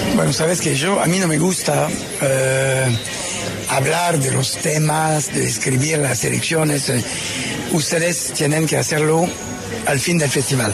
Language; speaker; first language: Spanish; non-native, fluent; French